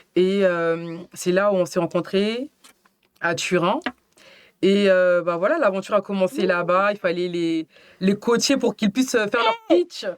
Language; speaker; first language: French; native; French